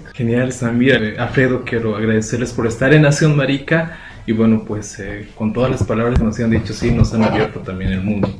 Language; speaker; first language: Spanish; native; Spanish